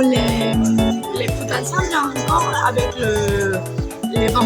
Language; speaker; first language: French; non-native, fluent; Spanish